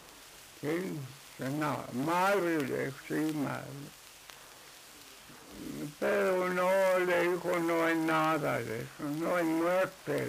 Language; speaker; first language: Spanish; non-native, local second language; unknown